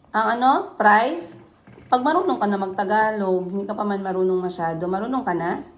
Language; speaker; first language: Filipino; non-native, local second language; Cebuano